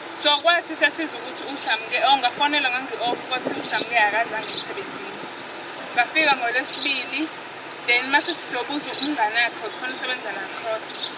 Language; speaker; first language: Zulu; native; Zulu